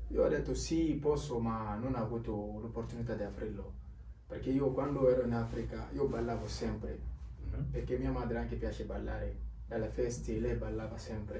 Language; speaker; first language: Italian; non-native, learner; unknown